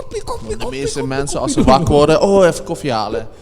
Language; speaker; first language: Dutch; native; Dutch